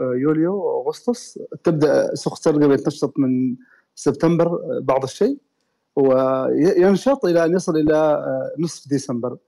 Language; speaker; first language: Arabic; native; Arabic